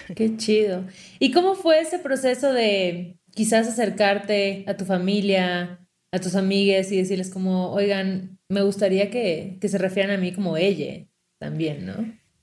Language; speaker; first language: Spanish; native; Spanish